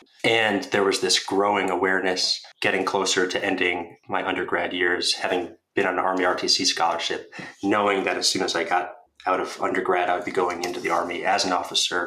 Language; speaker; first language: English; native; English